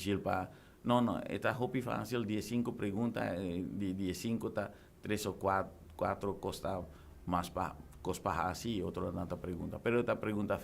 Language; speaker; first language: Spanish; non-native, local second language; Papiamento